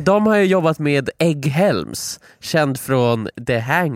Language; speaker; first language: Swedish; native; Swedish